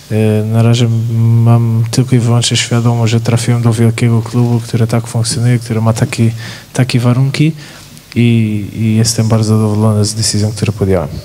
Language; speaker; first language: Polish; non-native, fluent; Portuguese